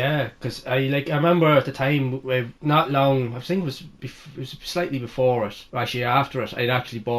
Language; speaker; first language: English; native; English